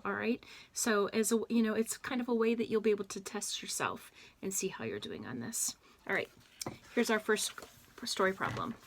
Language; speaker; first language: English; native; English